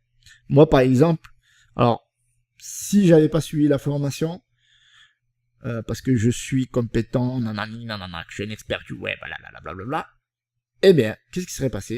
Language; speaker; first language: French; native; French